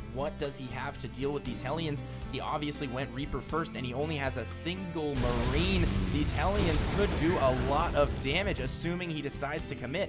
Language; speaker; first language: English; native; English